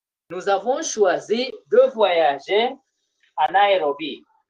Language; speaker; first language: French; non-native, fluent; Swahili